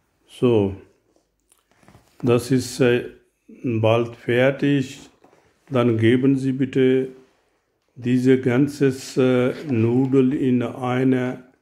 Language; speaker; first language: German; non-native, learner; Urdu